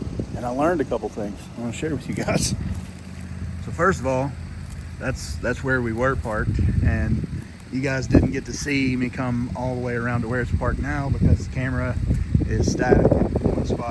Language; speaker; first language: English; native; English